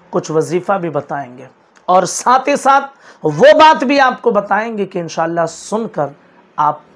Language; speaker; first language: Urdu; native; Urdu